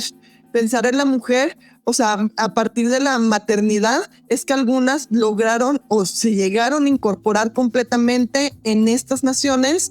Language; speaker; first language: Spanish; native; Spanish